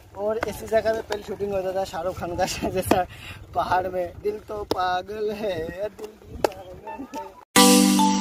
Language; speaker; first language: Hindi; non-native, local second language; Bangla